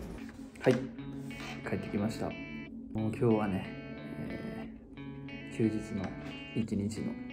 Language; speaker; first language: Japanese; native; Japanese